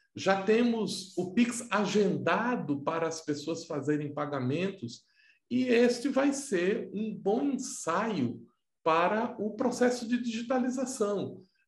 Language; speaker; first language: Portuguese; native; Portuguese